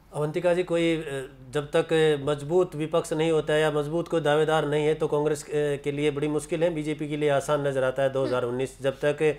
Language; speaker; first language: Hindi; native; Hindi